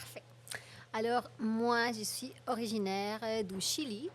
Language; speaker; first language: French; non-native, fluent; Spanish